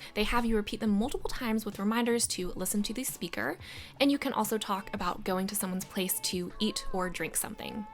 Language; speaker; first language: English; native; English